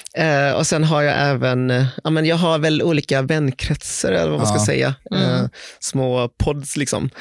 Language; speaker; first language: Swedish; early bilingual, other home language; Vietnamese